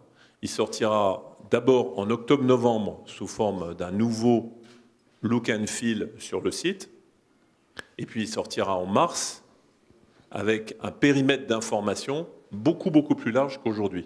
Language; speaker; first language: French; native; French